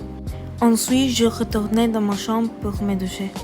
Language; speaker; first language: French; non-native, learner; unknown